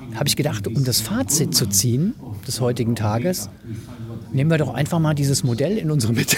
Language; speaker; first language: German; native; German